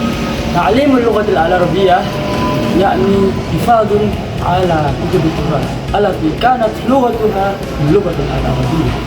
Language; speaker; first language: Arabic; non-native, fluent; Indonesian